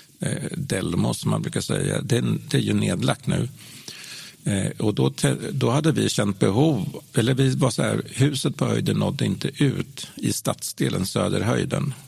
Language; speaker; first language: Swedish; native; Swedish